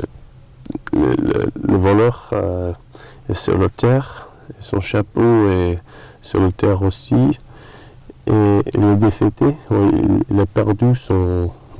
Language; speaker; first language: French; non-native, learner; English